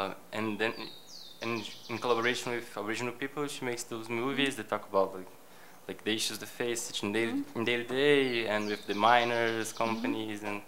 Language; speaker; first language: English; non-native, fluent; Portuguese